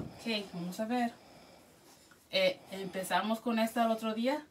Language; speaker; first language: Spanish; early bilingual, heritage; Spanish